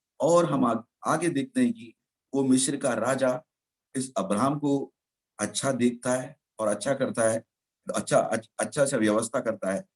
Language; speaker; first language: Hindi; non-native, local second language; Telugu